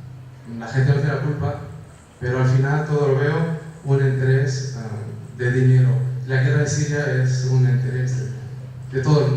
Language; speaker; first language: Spanish; non-native, fluent; Kurdish